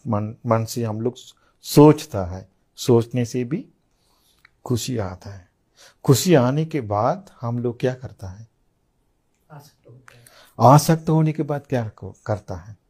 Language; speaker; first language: Hindi; non-native, fluent; Sinhala